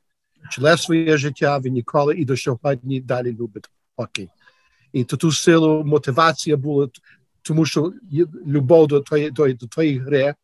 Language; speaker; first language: Ukrainian; early bilingual, heritage; Ukrainian